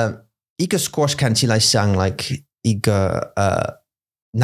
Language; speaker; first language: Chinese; non-native, learner; English